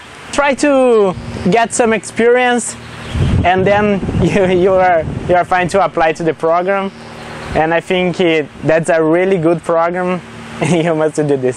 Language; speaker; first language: English; non-native, learner; Portuguese